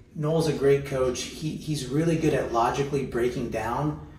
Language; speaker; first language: English; native; English